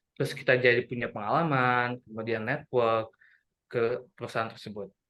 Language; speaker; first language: Indonesian; native; Indonesian